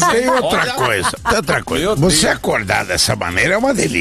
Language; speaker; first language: Portuguese; native; Portuguese